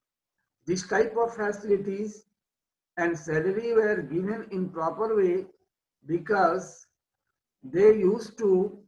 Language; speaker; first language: English; non-native, local second language; Hindi